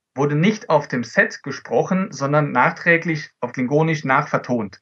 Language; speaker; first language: German; early bilingual, other home language; Dutch